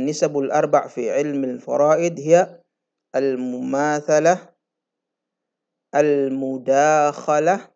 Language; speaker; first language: Arabic; non-native, fluent; Indonesian